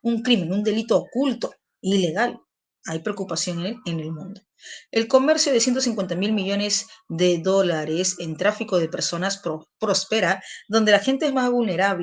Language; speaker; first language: Spanish; native; Spanish